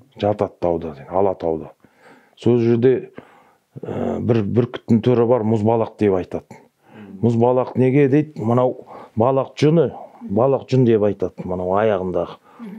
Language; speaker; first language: Kazakh; native; Kazakh